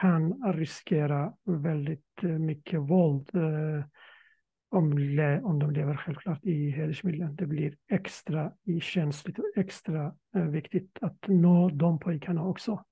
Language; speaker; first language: Swedish; non-native, fluent; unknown